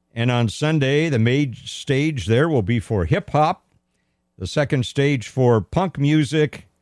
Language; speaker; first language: English; native; English